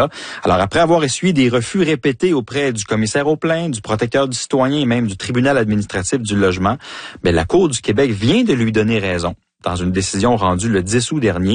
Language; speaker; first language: French; native; French